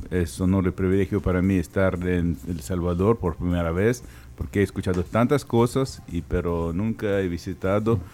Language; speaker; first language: Spanish; non-native, fluent; Ukrainian